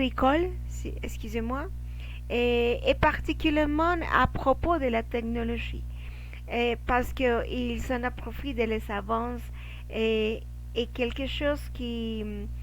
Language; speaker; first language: French; non-native, learner; Spanish